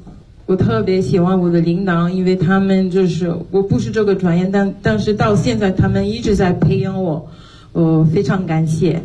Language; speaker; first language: Chinese; non-native, fluent; French